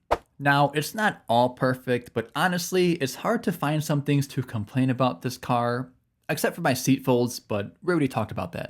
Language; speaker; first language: English; native; English